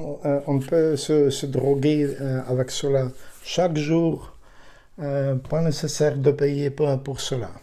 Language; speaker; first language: French; non-native, learner; Ukrainian